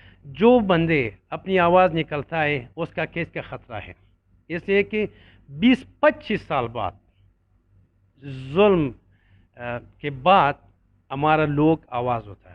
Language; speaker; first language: Hindi; non-native, learner; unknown